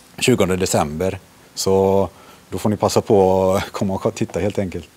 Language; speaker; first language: Swedish; early bilingual, other home language; Finnish